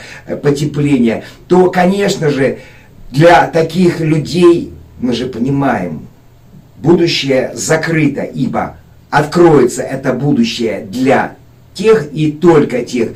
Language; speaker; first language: Russian; native; Russian